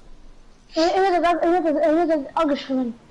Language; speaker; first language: German; non-native, local second language; Luxembourgish